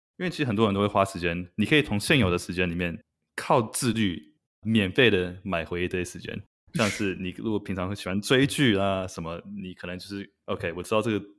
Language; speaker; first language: Chinese; native; Chinese